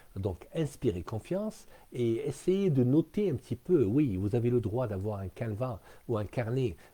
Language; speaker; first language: French; non-native, local second language; Arabic